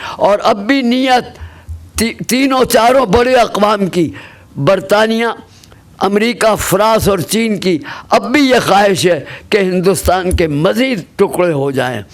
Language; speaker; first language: Urdu; native; Urdu